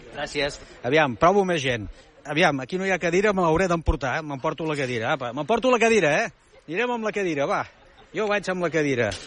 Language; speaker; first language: Catalan; native; Catalan